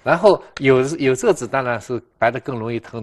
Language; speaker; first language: Chinese; native; Chinese